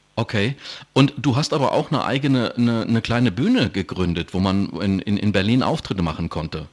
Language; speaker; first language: German; native; German